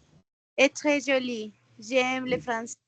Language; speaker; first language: French; non-native, learner; Spanish